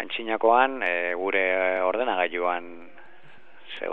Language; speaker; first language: Basque; non-native, learner; Spanish